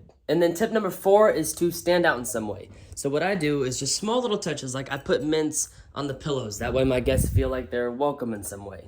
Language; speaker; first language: English; native; English